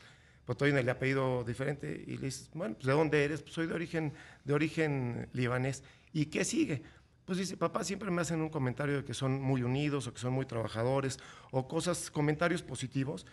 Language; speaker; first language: Spanish; native; Spanish